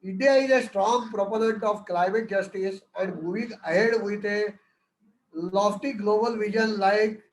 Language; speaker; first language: English; non-native, local second language; Marathi